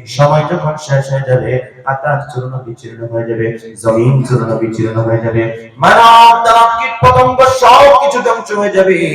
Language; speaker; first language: Bangla; non-native, local second language; Assamese